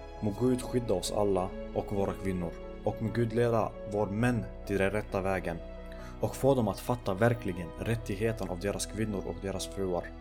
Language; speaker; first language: Swedish; early bilingual, other home language; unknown